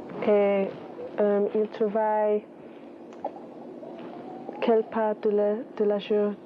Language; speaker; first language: French; non-native, learner; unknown